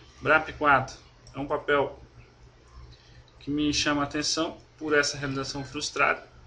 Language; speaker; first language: Portuguese; native; Portuguese